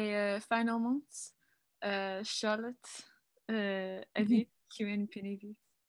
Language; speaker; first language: French; non-native, learner; English